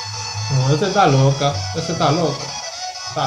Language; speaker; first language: Spanish; non-native, learner; Haitian Creole